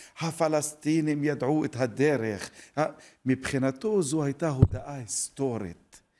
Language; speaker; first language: Hebrew; non-native, local second language; Arabic